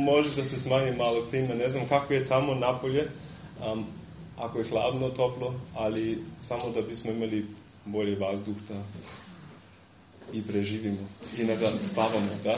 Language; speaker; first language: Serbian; non-native, fluent; German